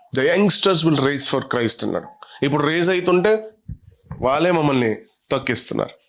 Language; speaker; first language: Telugu; non-native, local second language; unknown